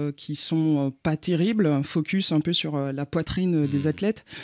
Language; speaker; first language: French; native; French